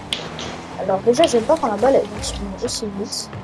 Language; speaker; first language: French; native; French